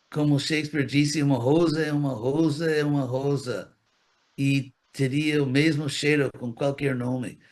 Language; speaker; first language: Portuguese; non-native, fluent; English